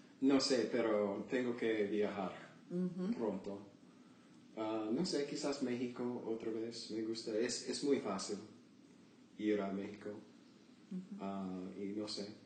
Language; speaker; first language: Spanish; non-native, learner; English